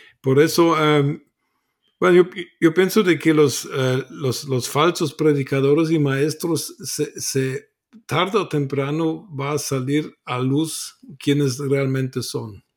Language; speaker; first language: Spanish; non-native, fluent; German